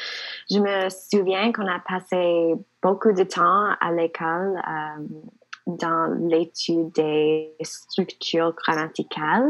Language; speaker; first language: French; non-native, local second language; English